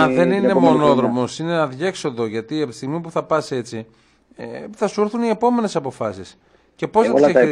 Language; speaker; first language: Greek; native; Greek